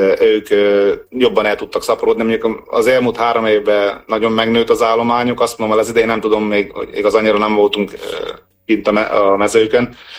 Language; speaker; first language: Hungarian; native; Hungarian